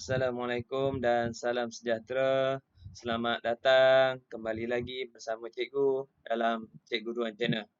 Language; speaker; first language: Malay; native; Malay